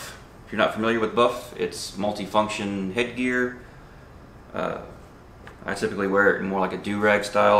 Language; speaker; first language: English; native; English